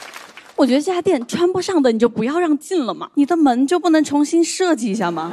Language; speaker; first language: Chinese; native; Chinese